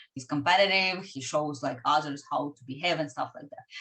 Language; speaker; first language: English; non-native, fluent; Ukrainian